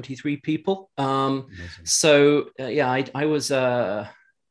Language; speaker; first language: English; native; English